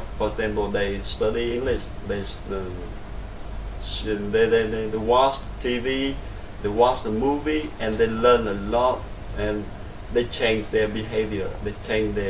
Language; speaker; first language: English; non-native, learner; Vietnamese